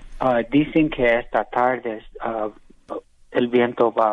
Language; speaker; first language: Spanish; early bilingual, heritage; English